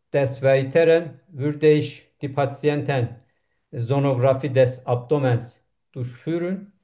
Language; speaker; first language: German; non-native, learner; Turkish